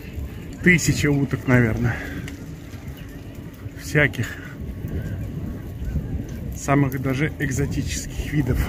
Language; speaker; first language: Russian; native; Russian